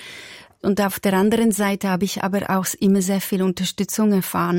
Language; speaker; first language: German; non-native, local second language; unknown